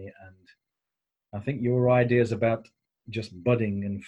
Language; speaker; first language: English; native; English